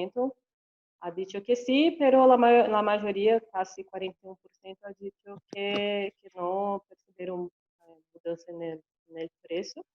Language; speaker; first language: Spanish; non-native, learner; Portuguese